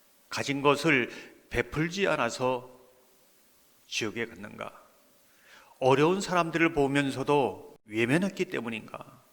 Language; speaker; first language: Korean; native; Korean